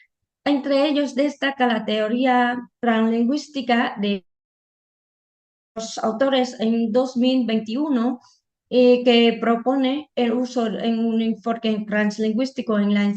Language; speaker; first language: Spanish; non-native, fluent; Vietnamese